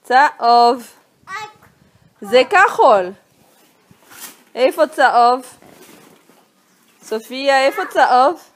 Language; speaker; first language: Hebrew; non-native, fluent; Portuguese